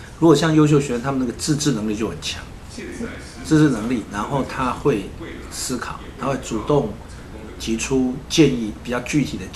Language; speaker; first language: Chinese; native; Chinese